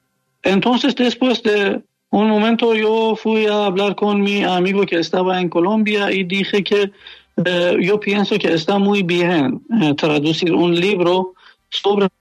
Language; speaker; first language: Spanish; non-native, learner; Persian